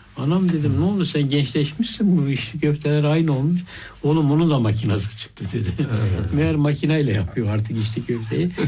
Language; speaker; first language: Turkish; native; Turkish